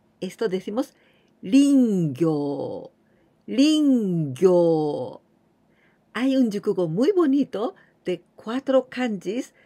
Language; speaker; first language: Spanish; non-native, fluent; Japanese